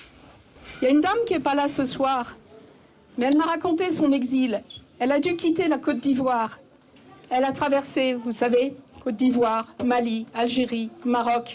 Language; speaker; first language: French; native; French